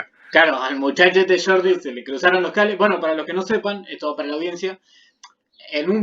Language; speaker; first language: Spanish; native; Spanish